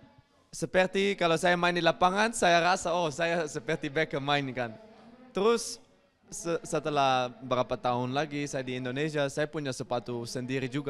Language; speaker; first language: Indonesian; non-native, fluent; Dutch